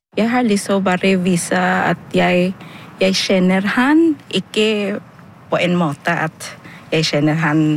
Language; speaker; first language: Norwegian; non-native, fluent; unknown